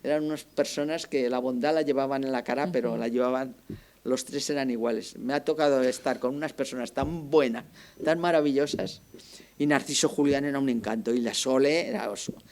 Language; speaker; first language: Spanish; non-native, local second language; Catalan